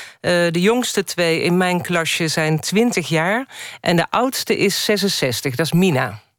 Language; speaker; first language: Dutch; native; Dutch